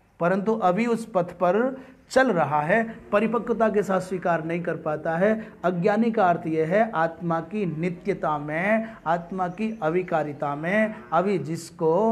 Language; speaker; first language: Hindi; native; Hindi